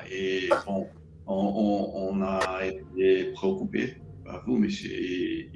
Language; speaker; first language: French; non-native, learner; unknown